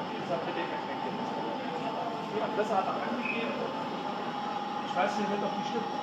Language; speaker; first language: German; native; German